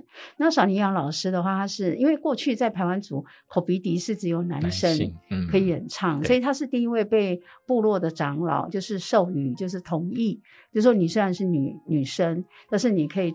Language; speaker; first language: Chinese; native; Chinese